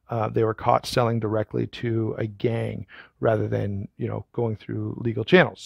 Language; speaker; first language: English; native; English